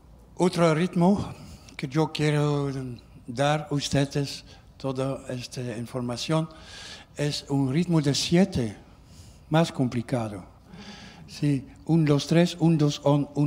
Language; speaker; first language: Spanish; non-native, learner; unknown